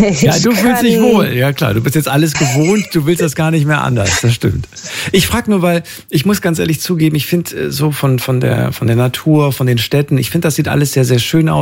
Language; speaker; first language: German; native; German